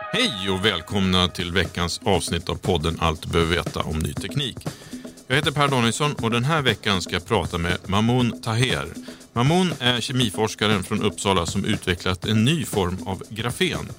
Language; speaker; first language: Swedish; native; Swedish